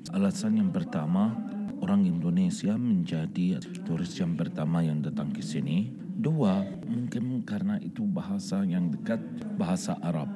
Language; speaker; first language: Indonesian; non-native, fluent; Arabic